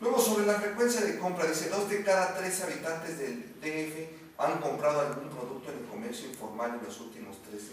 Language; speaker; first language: Spanish; native; Spanish